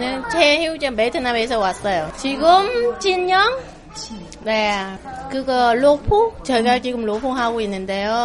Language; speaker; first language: Korean; non-native, learner; Vietnamese